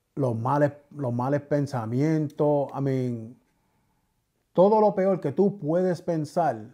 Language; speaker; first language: Spanish; early bilingual, heritage; Spanish